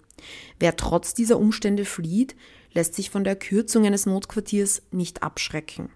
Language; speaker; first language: German; native; German